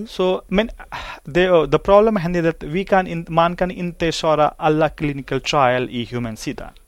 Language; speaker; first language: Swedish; non-native, learner; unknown